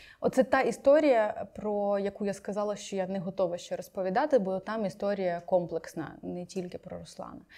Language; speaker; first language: Ukrainian; native; Ukrainian